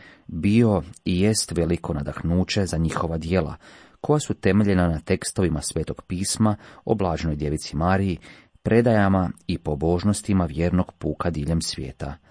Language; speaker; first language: Croatian; native; Croatian